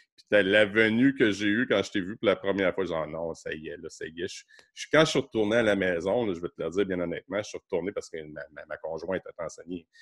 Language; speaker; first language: French; native; French